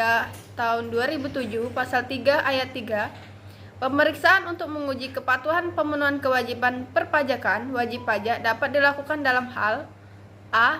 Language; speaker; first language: Indonesian; native; Indonesian